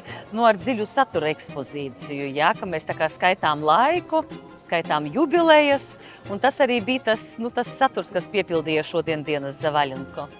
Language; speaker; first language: Latvian; native; Latvian